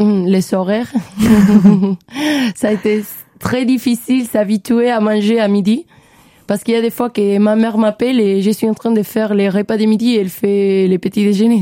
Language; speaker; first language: French; non-native, learner; Spanish